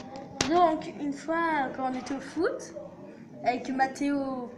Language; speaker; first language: French; native; French